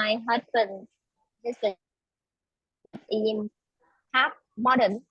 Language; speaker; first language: English; non-native, learner; Vietnamese